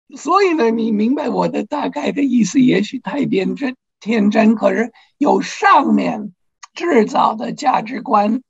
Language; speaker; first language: Chinese; non-native, fluent; English